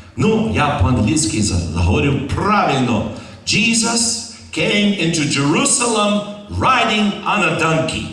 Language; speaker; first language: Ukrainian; early bilingual, heritage; Ukrainian